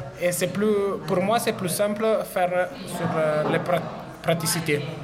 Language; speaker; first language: French; non-native, learner; Italian